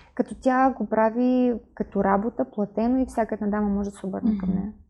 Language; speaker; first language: Bulgarian; non-native, fluent; Ukrainian